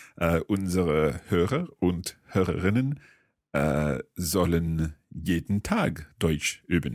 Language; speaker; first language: German; non-native, learner; English